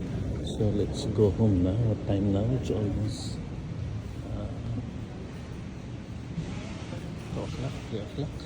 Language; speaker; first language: English; non-native, local second language; Filipino